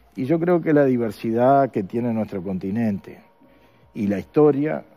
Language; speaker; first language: Spanish; native; Spanish